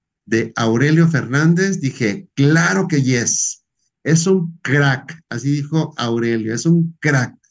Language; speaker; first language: Spanish; native; Spanish